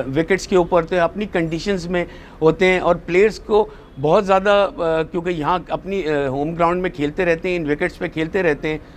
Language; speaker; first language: Urdu; native; Urdu